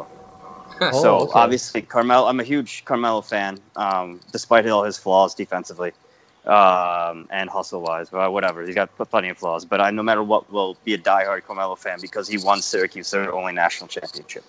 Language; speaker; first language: English; native; English